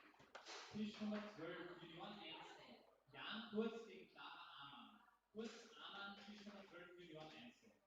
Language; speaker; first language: German; native; German